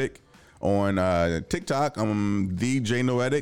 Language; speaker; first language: English; native; English